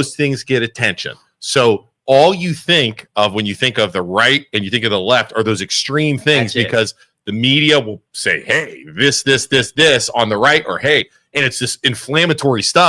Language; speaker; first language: English; native; English